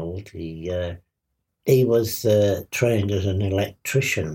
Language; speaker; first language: English; native; English